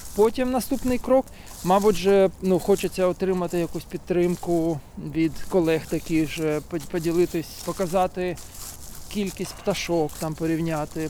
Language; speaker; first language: Ukrainian; native; Ukrainian